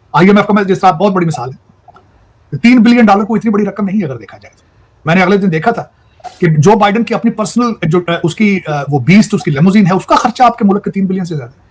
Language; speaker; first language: Urdu; non-native, local second language; Punjabi